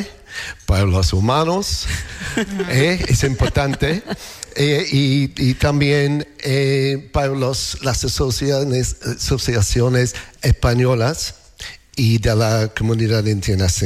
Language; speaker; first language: Spanish; non-native, learner; English